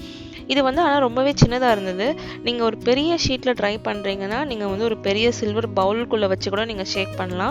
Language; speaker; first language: Tamil; native; Tamil